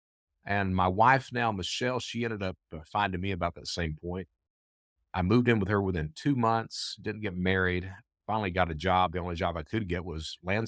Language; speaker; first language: English; native; English